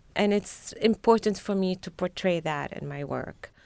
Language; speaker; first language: English; non-native, fluent; Arabic